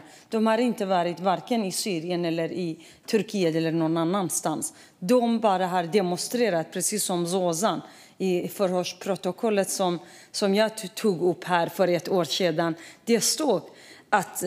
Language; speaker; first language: Swedish; non-native, fluent; Kurdish